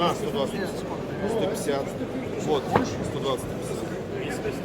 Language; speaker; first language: Russian; native; Russian